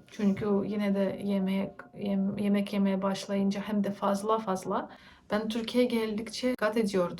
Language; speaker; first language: Turkish; non-native, learner; Russian